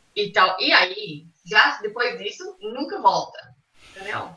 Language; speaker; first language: Portuguese; non-native, fluent; English